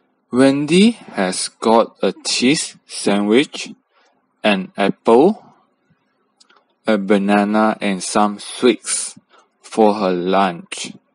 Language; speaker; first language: English; non-native, local second language; Chinese